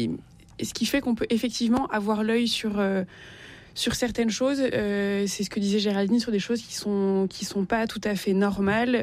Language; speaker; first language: French; native; French